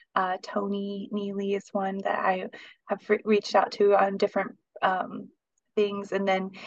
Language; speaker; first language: English; native; English